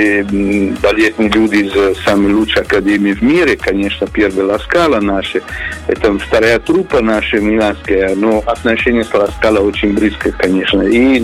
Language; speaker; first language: Russian; non-native, learner; Italian